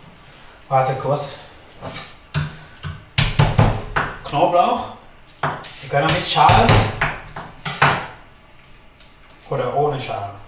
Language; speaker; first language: German; non-native, learner; Thai